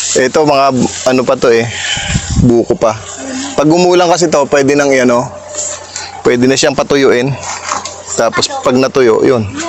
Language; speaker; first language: Filipino; native; Filipino